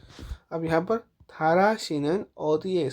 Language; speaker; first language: Korean; non-native, fluent; Hindi